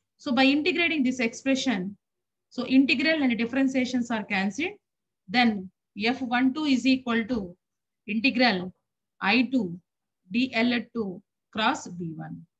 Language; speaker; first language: English; non-native, local second language; Telugu